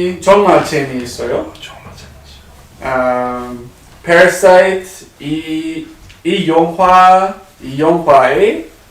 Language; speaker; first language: Korean; non-native, learner; English